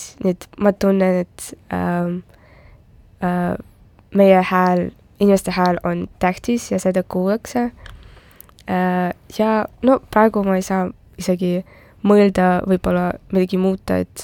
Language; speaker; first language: Estonian; non-native, local second language; Russian